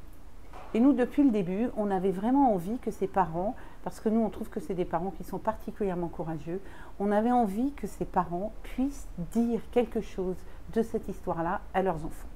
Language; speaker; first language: French; native; French